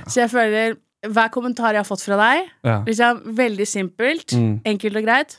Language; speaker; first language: Norwegian; native; Norwegian